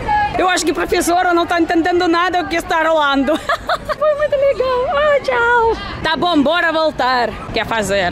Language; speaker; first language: Portuguese; non-native, fluent; Russian